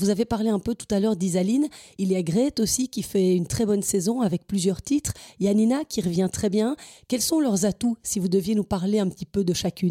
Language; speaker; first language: French; native; French